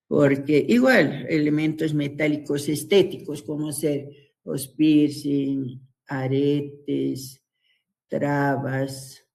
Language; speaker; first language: Spanish; native; Spanish